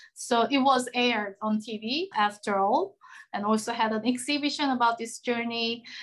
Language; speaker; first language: English; non-native, fluent; Korean